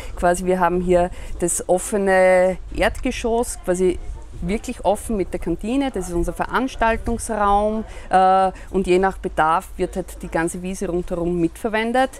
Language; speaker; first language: German; native; German